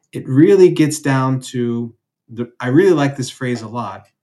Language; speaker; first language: English; native; English